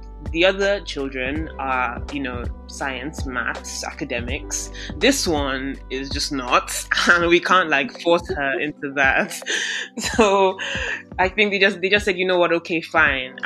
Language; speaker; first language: English; non-native, local second language; Yoruba